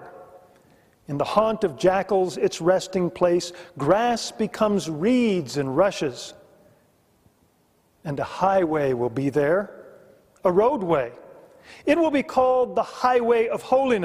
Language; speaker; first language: English; native; English